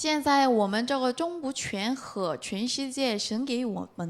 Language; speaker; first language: Chinese; non-native, fluent; Korean